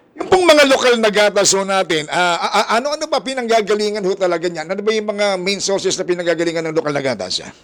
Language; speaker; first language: Filipino; native; Filipino